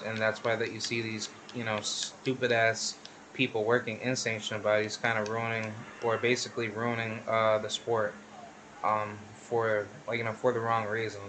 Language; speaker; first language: English; native; English